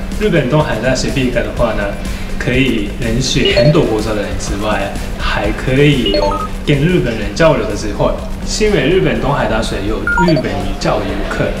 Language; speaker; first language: Chinese; non-native, fluent; Japanese